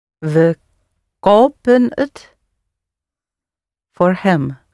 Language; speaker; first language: Dutch; non-native, learner; English